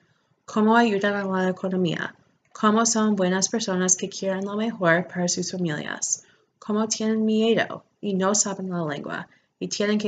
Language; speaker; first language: Spanish; non-native, fluent; English